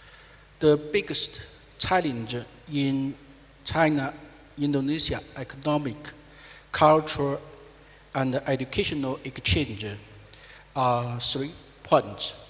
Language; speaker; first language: English; non-native, fluent; Chinese